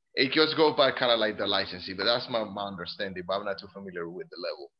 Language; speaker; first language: English; non-native, fluent; Spanish